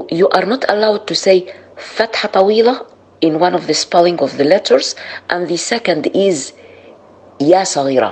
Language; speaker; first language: English; non-native, fluent; Arabic